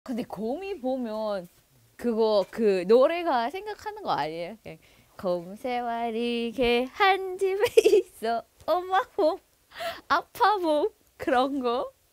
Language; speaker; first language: Korean; non-native, fluent; Indonesian